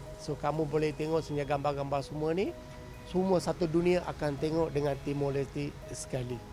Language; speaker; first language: Malay; non-native, local second language; Tamil